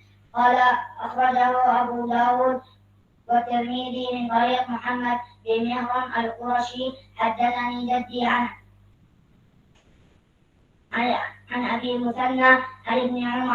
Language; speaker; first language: Arabic; non-native, fluent; Indonesian